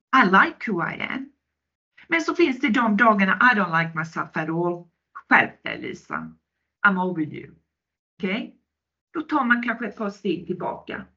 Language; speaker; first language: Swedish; non-native, local second language; Finnish